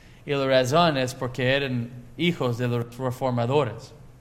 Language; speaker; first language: Spanish; non-native, learner; English